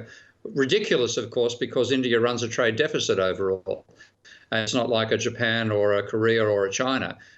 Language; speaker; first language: English; native; English